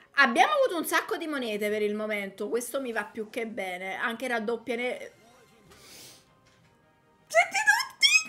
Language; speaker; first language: Italian; native; Italian